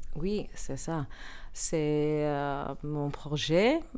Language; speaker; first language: French; non-native, learner; English